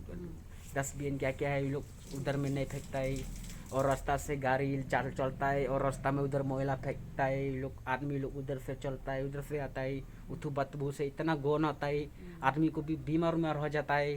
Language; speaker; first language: Hindi; non-native, local second language; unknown